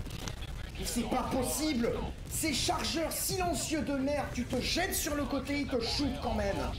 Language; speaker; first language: French; native; French